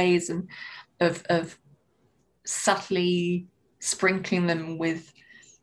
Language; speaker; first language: English; native; English